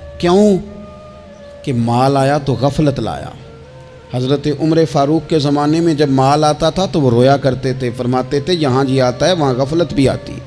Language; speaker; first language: Urdu; non-native, local second language; Punjabi